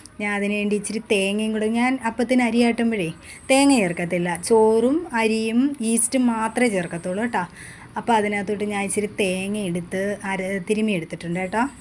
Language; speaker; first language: Malayalam; native; Malayalam